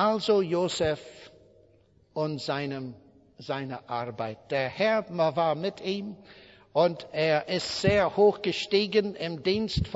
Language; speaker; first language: German; non-native, fluent; English